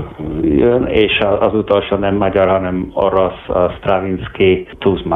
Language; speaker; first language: Hungarian; non-native, fluent; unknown